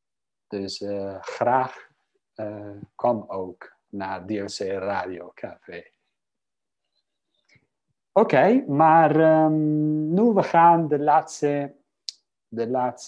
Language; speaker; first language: Dutch; non-native, fluent; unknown